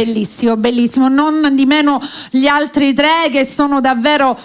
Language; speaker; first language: Italian; native; Italian